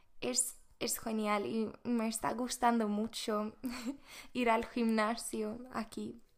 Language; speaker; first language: Spanish; non-native, fluent; Swedish